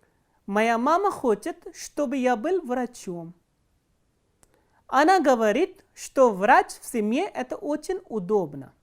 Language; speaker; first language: Russian; non-native, fluent; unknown